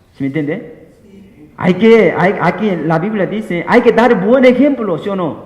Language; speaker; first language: Spanish; non-native, fluent; Korean